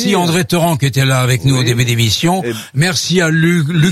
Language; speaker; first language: French; native; French